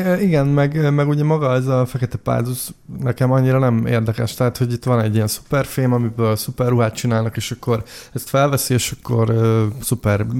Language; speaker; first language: Hungarian; native; Hungarian